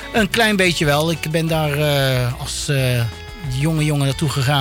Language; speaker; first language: Dutch; native; Dutch